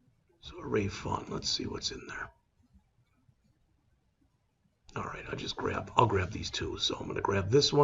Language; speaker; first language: English; native; English